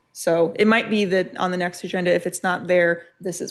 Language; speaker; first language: English; native; English